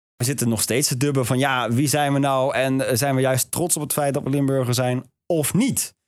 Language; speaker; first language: Dutch; native; Dutch